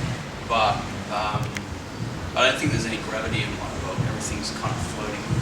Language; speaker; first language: English; native; English